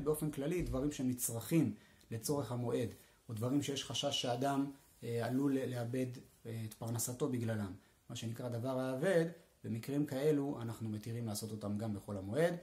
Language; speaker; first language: Hebrew; native; Hebrew